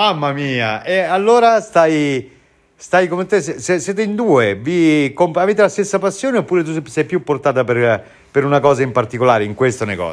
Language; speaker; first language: Italian; native; Italian